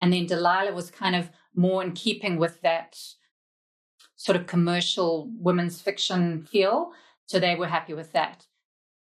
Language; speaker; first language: English; native; English